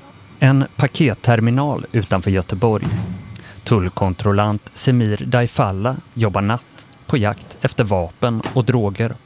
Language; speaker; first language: Swedish; native; Swedish